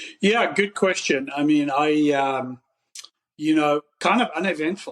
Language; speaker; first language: English; native; English